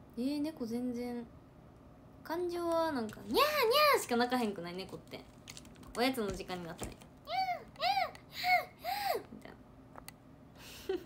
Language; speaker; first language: Japanese; native; Japanese